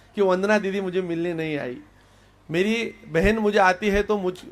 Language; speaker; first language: Hindi; non-native, local second language; Marathi